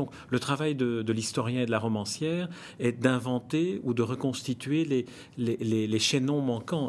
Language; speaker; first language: French; native; French